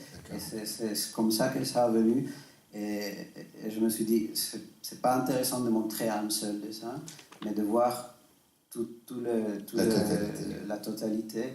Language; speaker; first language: French; non-native, fluent; Spanish